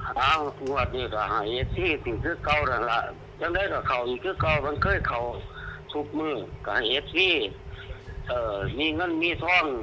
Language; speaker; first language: Thai; non-native, local second language; Lao